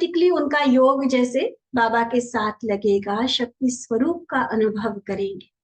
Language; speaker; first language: Hindi; native; Hindi